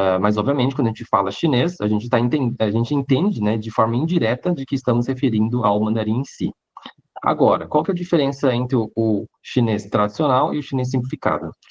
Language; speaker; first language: Portuguese; early bilingual, other home language; Hakka Chinese